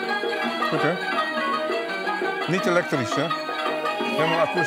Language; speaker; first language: Dutch; native; Dutch